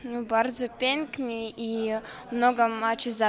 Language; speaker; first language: Polish; non-native, learner; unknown